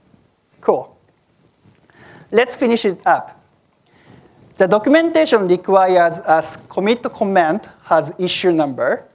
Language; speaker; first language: English; non-native, fluent; Japanese